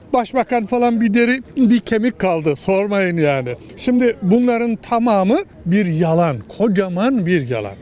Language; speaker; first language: Turkish; native; Turkish